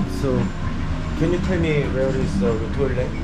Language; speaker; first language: English; non-native, learner; Korean